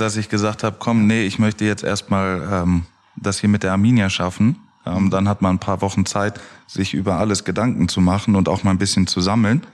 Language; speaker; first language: German; native; German